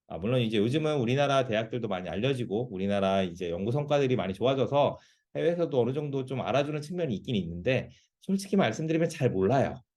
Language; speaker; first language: Korean; native; Korean